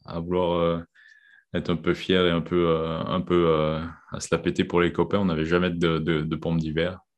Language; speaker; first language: French; native; French